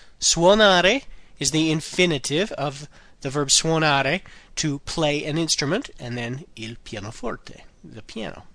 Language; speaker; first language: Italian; non-native, fluent; English